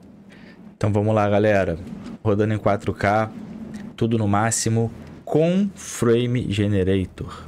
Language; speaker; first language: Portuguese; native; Portuguese